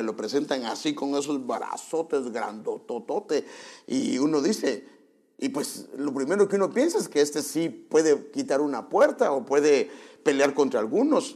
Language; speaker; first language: Spanish; native; Spanish